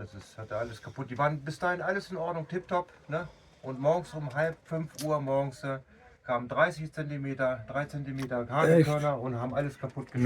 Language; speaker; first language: German; native; German